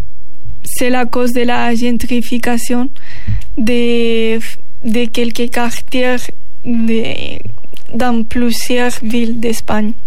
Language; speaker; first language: French; non-native, learner; Spanish